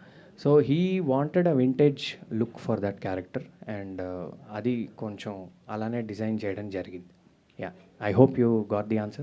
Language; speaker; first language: Telugu; native; Telugu